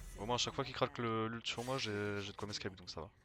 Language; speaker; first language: French; native; French